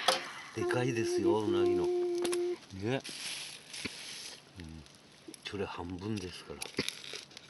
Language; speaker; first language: Japanese; native; Japanese